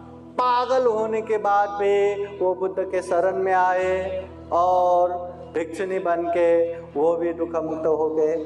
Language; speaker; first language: Hindi; non-native, local second language; Marathi